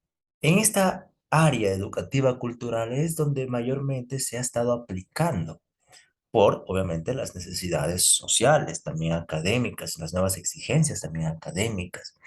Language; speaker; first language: Spanish; native; Spanish